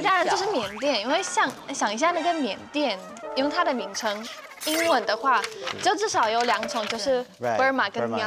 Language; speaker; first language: Chinese; non-native, fluent; Polish